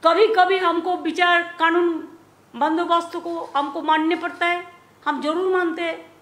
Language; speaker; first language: Hindi; non-native, local second language; Bangla